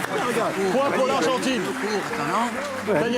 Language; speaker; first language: French; native; French